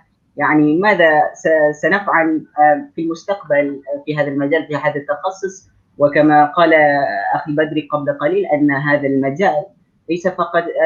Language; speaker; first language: Arabic; non-native, fluent; Malay